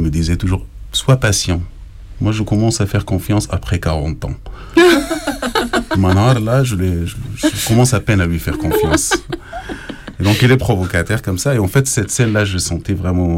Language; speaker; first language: French; non-native, fluent; Arabic